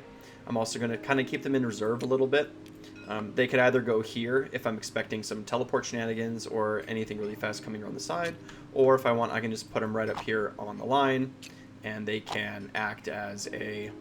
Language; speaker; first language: English; native; English